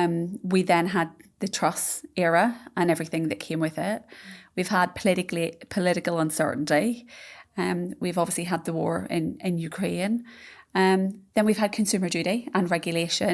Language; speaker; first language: English; native; English